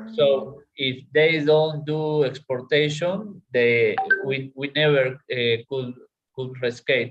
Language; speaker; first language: English; non-native, learner; Spanish